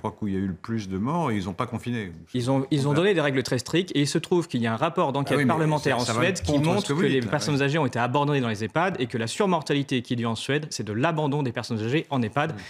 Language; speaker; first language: French; native; French